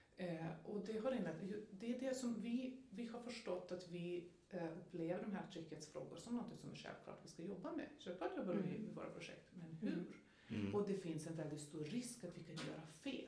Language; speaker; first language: Swedish; non-native, fluent; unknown